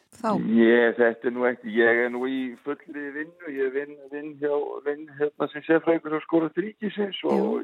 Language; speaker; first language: Icelandic; native; Icelandic